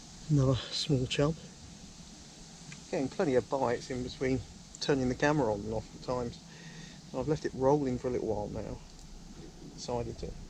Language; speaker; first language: English; native; English